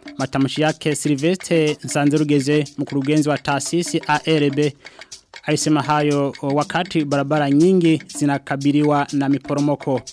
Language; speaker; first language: Swahili; non-native, local second language; Rundi